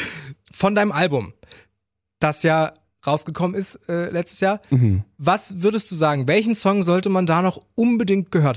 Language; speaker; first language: German; native; German